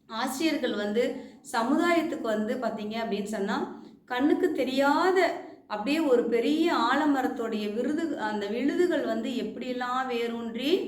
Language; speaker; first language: Tamil; native; Tamil